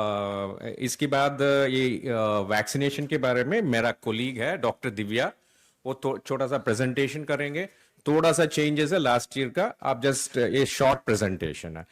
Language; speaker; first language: Hindi; non-native, local second language; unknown